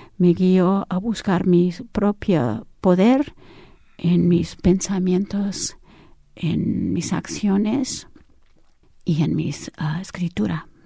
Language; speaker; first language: Spanish; early bilingual, heritage; English